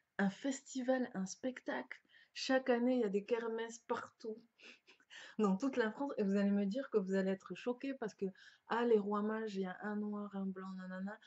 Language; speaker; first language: French; early bilingual, other home language; Lingala